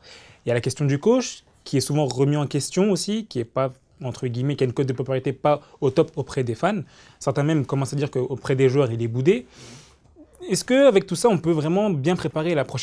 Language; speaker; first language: French; native; French